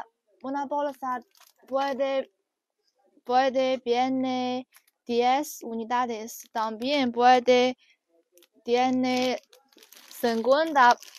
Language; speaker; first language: Spanish; non-native, learner; Chinese